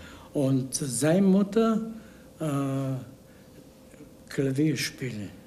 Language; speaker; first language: German; non-native, learner; Bulgarian